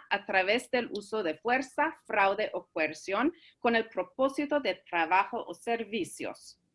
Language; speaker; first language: Spanish; early bilingual, heritage; Spanish